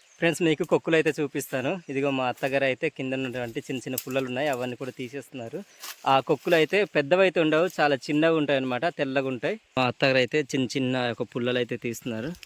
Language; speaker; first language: Telugu; non-native, local second language; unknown